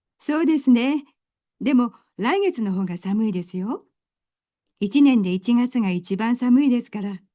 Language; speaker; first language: Japanese; non-native, learner; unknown